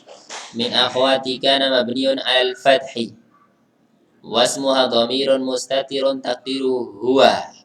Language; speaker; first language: Arabic; non-native, fluent; Indonesian